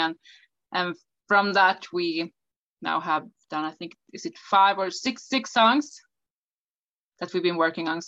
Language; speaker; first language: English; non-native, fluent; Swedish